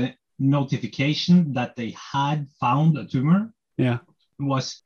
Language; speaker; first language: English; non-native, fluent; Norwegian